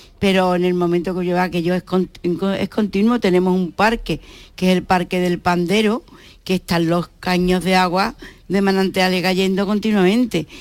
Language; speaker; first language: Spanish; native; Spanish